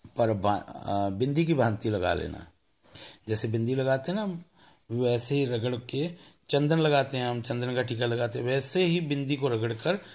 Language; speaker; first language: Hindi; non-native, local second language; Punjabi